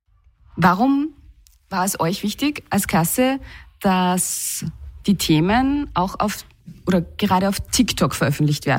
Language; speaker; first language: German; native; German